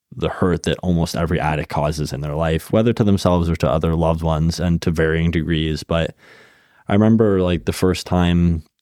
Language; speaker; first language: English; native; English